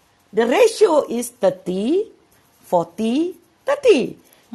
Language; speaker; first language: English; non-native, local second language; Malay